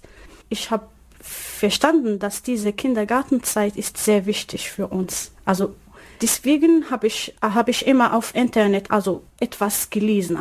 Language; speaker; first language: German; non-native, learner; Arabic